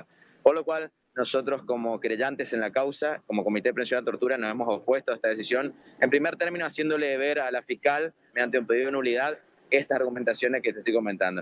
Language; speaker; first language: Spanish; native; Spanish